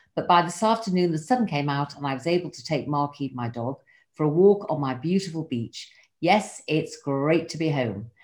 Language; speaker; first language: English; native; English